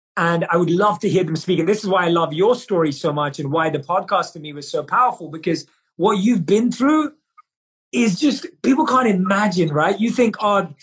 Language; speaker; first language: English; native; English